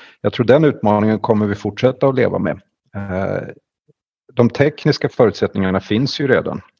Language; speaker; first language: Swedish; native; Swedish